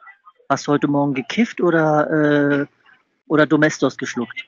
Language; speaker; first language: German; native; German